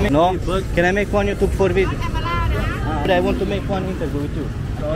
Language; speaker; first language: English; non-native, fluent; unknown